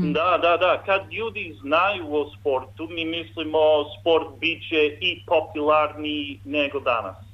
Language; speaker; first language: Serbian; non-native, learner; English